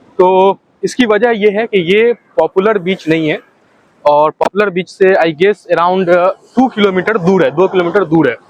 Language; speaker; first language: Hindi; native; Hindi